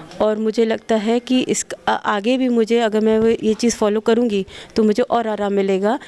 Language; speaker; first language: Hindi; native; Hindi